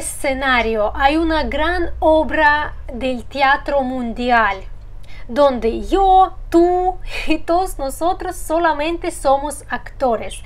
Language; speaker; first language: Spanish; non-native, fluent; Russian